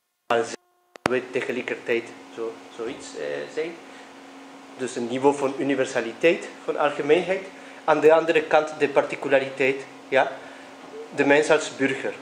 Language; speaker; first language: Dutch; non-native, fluent; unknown